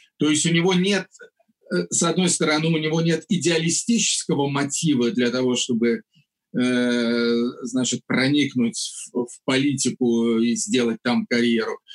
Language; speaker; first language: Russian; native; Russian